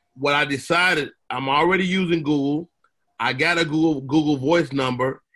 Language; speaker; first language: English; native; English